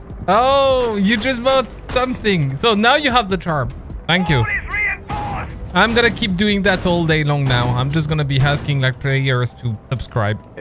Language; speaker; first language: English; non-native, fluent; French